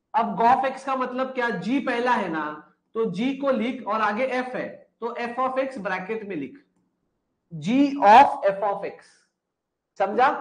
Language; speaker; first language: Hindi; non-native, local second language; Marathi